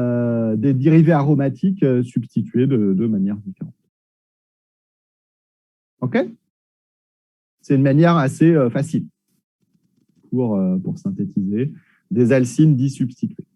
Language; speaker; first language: French; native; French